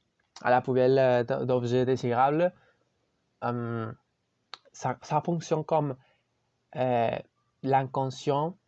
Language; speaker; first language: French; non-native, learner; Spanish